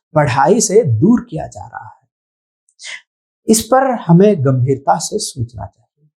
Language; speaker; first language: Hindi; non-native, local second language; Telugu